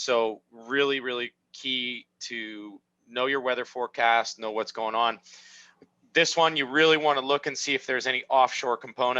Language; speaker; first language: English; native; English